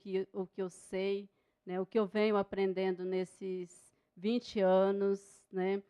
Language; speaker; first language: Portuguese; native; Portuguese